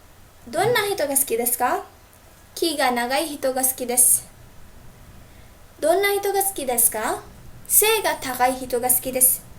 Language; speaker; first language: Japanese; non-native, fluent; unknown